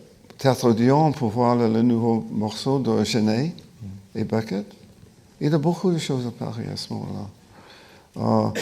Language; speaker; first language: French; non-native, fluent; English